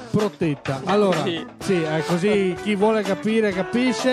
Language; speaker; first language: Italian; native; Italian